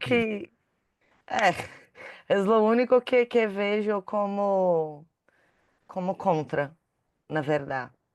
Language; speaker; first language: Spanish; non-native, learner; Portuguese